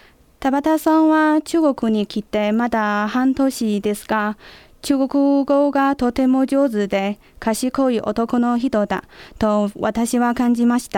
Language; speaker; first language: Japanese; non-native, fluent; Chinese